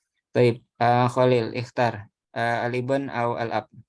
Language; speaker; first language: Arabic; non-native, fluent; Indonesian